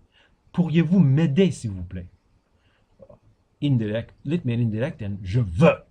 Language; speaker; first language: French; non-native, fluent; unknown